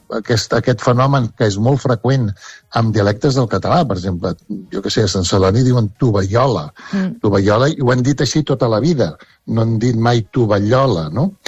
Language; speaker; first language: Catalan; native; Catalan